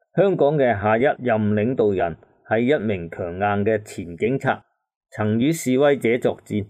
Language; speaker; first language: Cantonese; native; Cantonese